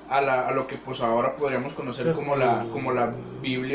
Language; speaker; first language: Spanish; native; Spanish